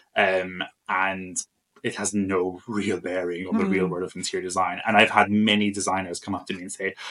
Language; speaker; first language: English; non-native, fluent; Maltese